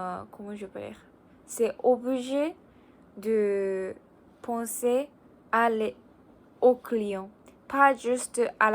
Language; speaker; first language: French; non-native, learner; Japanese